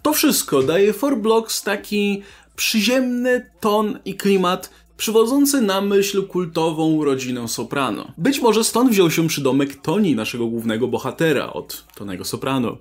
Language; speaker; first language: Polish; native; Polish